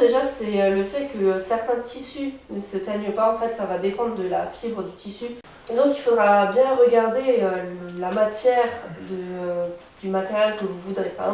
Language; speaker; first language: French; native; French